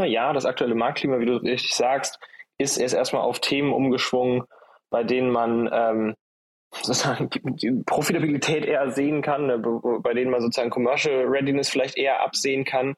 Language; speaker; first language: German; native; German